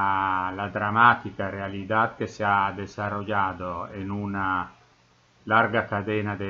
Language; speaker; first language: Spanish; non-native, fluent; Italian